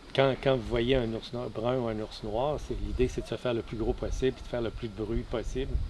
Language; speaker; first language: French; native; French